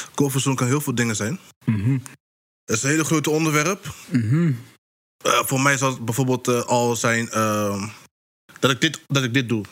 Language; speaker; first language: Dutch; early bilingual, other home language; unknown